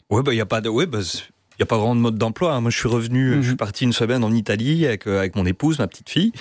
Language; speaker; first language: French; native; French